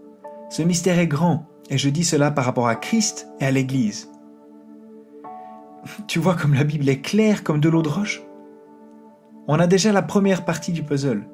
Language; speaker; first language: French; native; French